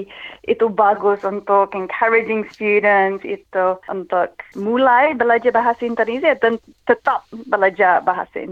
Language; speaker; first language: Indonesian; non-native, fluent; English